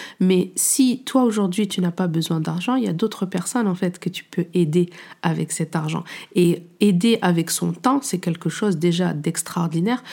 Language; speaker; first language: French; native; French